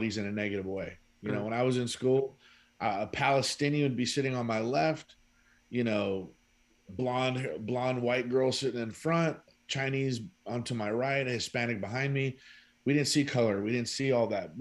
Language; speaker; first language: English; native; English